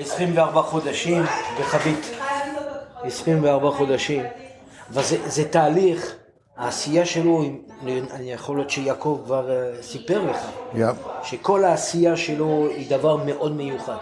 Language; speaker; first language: Hebrew; non-native, fluent; French